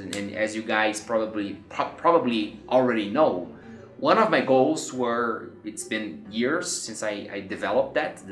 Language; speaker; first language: English; non-native, fluent; Portuguese